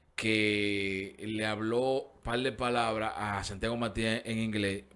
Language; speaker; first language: Spanish; native; Spanish